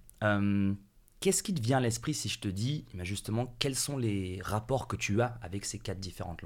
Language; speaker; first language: French; native; French